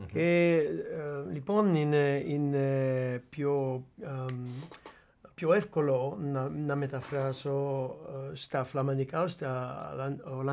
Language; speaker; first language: Greek; non-native, learner; Dutch